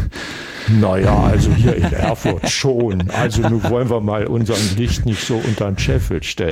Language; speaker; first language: German; native; German